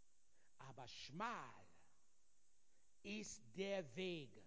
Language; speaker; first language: German; non-native, fluent; Igbo